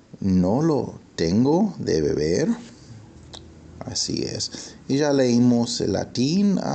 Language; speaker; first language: Spanish; non-native, fluent; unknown